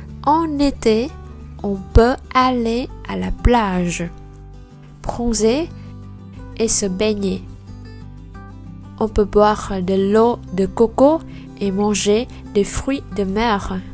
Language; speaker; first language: French; non-native, learner; Vietnamese